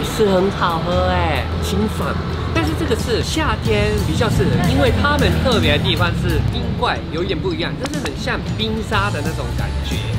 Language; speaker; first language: Chinese; non-native, fluent; Japanese